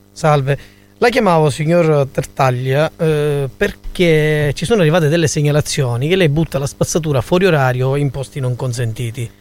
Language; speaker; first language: Italian; native; Italian